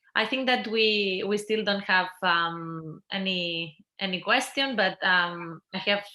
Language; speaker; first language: English; non-native, fluent; Catalan